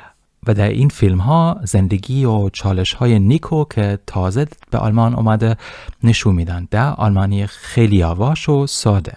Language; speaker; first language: Persian; non-native, fluent; German